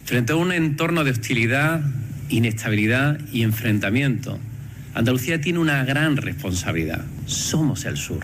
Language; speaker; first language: Spanish; native; Spanish